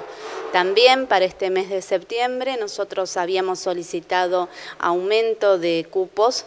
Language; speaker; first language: Spanish; native; Spanish